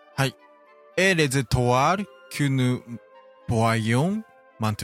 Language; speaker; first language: French; non-native, learner; Japanese